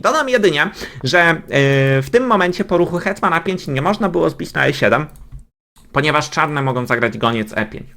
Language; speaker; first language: Polish; native; Polish